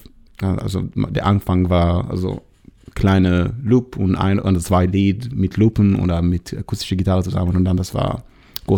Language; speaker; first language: German; non-native, fluent; Hebrew